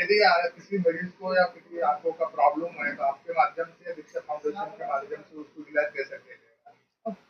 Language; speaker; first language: Hindi; non-native, local second language; Marathi